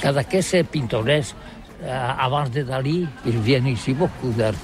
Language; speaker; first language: French; non-native, learner; Catalan